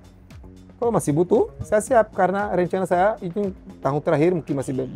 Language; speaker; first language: Indonesian; non-native, learner; Portuguese